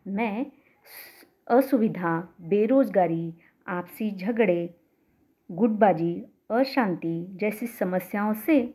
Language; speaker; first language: Hindi; non-native, local second language; Marathi